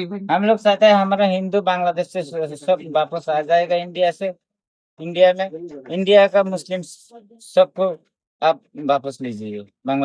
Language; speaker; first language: Hindi; non-native, local second language; Bangla